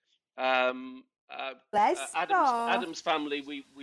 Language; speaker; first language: English; native; English